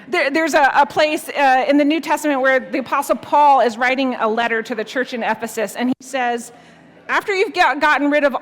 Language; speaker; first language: English; native; English